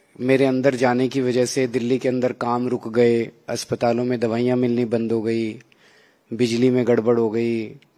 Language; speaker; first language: Hindi; native; Hindi